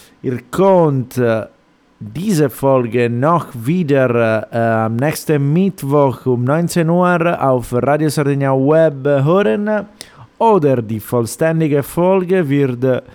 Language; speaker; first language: German; non-native, fluent; Italian